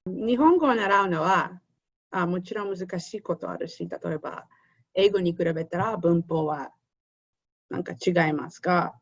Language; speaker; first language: Japanese; non-native, fluent; Russian